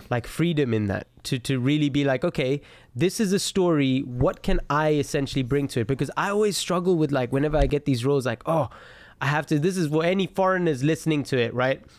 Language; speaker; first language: English; native; English